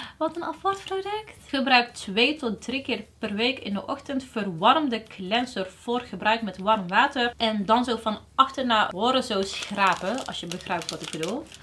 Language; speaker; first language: Dutch; early bilingual, other home language; Riffian